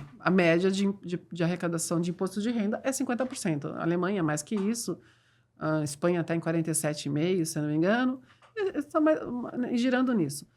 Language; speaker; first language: Portuguese; native; Portuguese